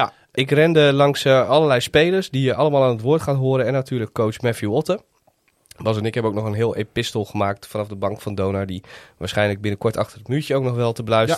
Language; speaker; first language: Dutch; native; Dutch